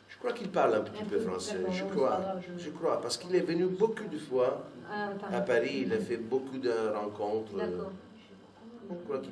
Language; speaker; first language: French; non-native, fluent; Italian